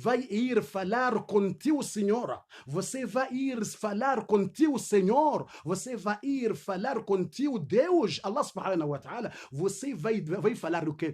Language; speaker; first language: Portuguese; non-native, learner; Swahili